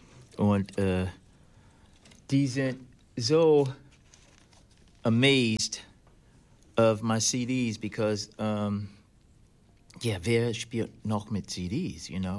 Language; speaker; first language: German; non-native, learner; English